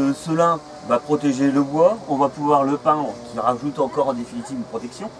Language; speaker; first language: French; native; French